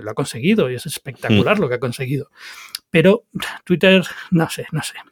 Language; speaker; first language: Spanish; native; Spanish